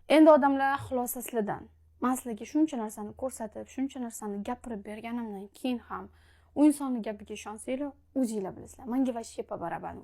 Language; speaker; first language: Uzbek; non-native, local second language; Tajik